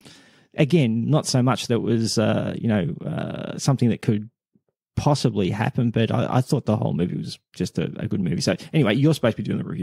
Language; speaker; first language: English; native; English